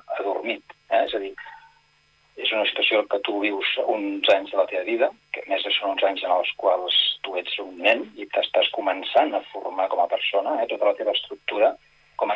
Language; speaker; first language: Catalan; native; Catalan